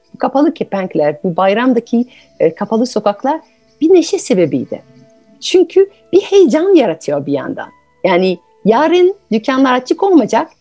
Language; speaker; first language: Turkish; non-native, fluent; French